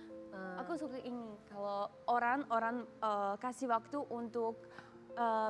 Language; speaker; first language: Indonesian; non-native, learner; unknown